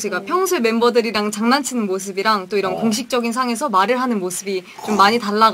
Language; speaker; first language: Korean; native; Korean